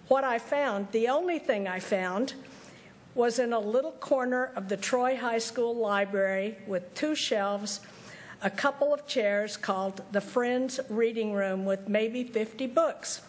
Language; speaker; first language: English; native; English